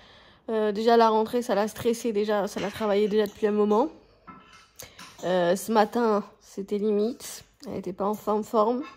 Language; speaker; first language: French; native; French